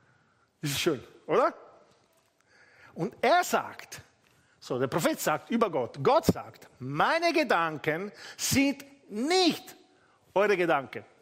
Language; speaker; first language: German; non-native, fluent; Italian